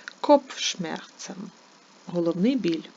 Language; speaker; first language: German; non-native, fluent; Ukrainian